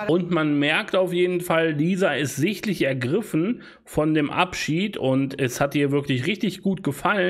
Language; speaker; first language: German; native; German